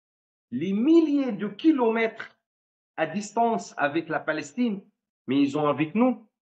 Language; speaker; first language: French; non-native, fluent; Arabic